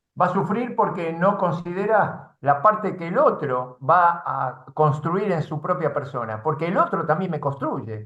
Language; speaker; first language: Spanish; native; Spanish